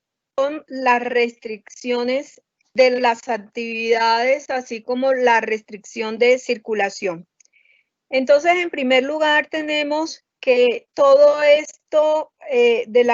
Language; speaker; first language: Spanish; native; Spanish